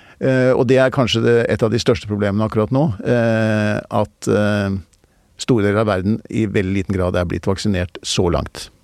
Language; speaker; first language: Norwegian; native; Norwegian